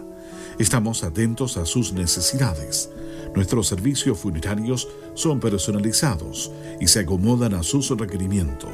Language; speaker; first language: Spanish; native; Spanish